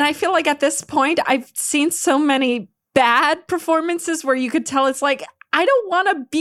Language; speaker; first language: English; non-native, fluent; Polish